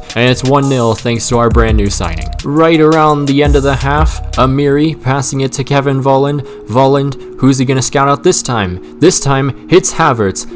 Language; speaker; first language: English; native; English